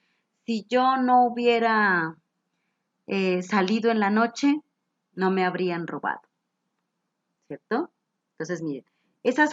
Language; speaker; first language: Spanish; native; Spanish